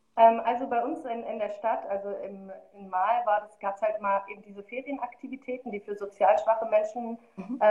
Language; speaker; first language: German; early bilingual, other home language; Arabic